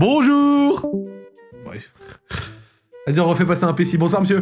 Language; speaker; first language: French; native; French